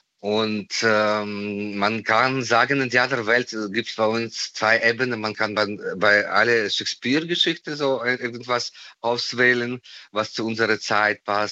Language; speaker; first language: German; non-native, fluent; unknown